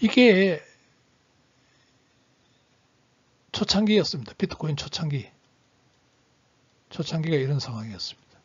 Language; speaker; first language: Korean; native; Korean